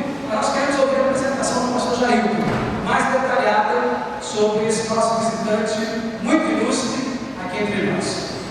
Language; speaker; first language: Portuguese; native; Portuguese